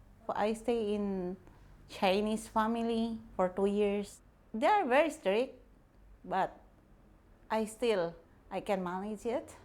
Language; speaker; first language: English; non-native, local second language; Filipino